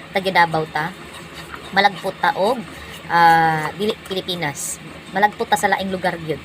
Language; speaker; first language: Filipino; non-native, local second language; Cebuano